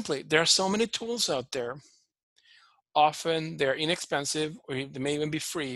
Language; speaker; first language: English; non-native, fluent; Swedish